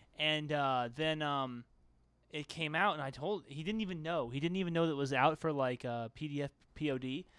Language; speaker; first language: English; native; English